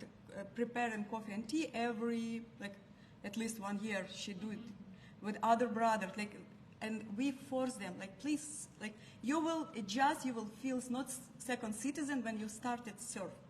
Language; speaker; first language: English; non-native, learner; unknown